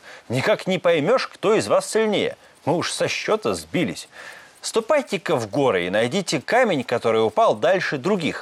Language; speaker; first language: Russian; native; Russian